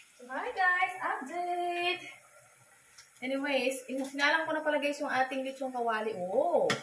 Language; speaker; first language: Filipino; native; Filipino